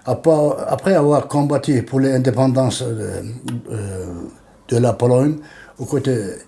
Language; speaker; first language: French; non-native, learner; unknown